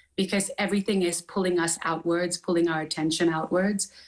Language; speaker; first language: English; native; English